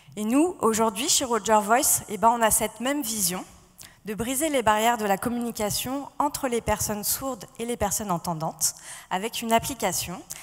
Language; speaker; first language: French; native; French